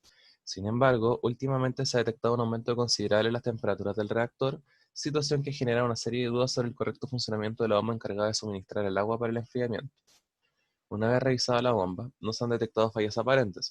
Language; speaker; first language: Spanish; native; Spanish